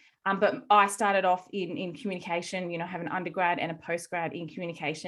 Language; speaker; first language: English; native; English